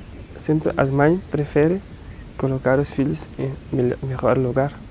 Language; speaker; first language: Spanish; non-native, learner; Portuguese